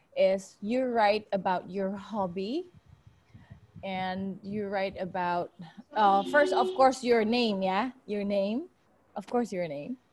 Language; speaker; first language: English; non-native, fluent; Indonesian